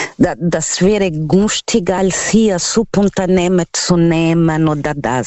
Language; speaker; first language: German; non-native, learner; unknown